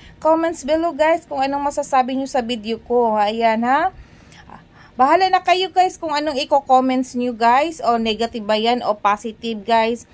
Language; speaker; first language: Filipino; non-native, local second language; Cebuano